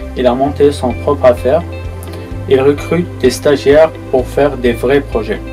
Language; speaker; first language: French; non-native, local second language; Arabic